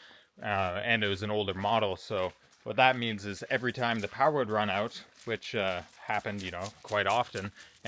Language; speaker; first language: English; native; English